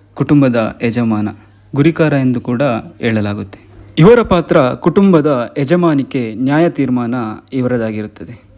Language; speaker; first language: Kannada; non-native, local second language; Tulu